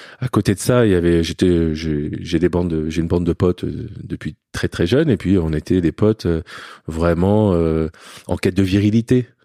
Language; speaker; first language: French; native; French